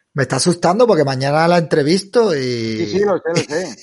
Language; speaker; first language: Spanish; native; Spanish